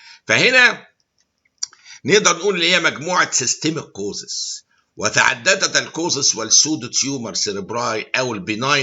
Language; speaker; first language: Arabic; native; Arabic